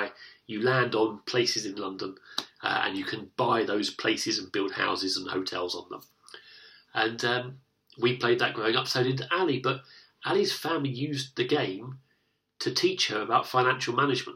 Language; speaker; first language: English; native; English